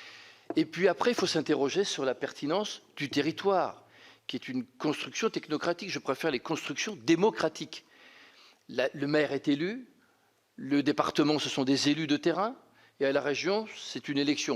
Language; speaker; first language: French; native; French